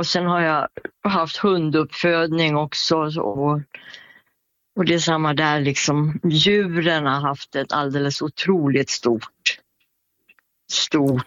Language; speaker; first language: Swedish; native; Swedish